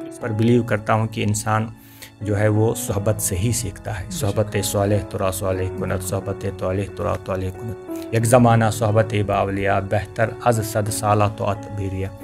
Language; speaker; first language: Urdu; non-native, local second language; Kashmiri